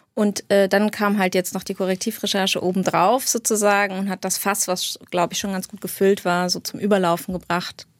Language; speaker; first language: German; native; German